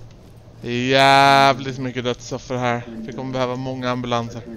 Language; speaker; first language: Swedish; native; Swedish